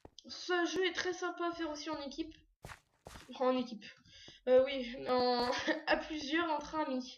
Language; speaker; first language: French; native; French